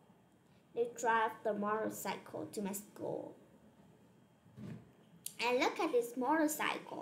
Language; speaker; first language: English; non-native, learner; Vietnamese